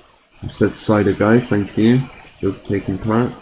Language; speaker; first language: English; native; English